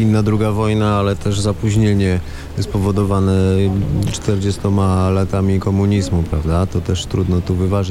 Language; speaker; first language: Polish; native; Polish